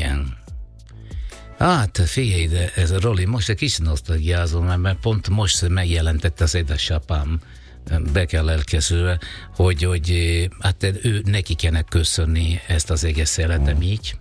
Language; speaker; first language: Hungarian; non-native, fluent; Italian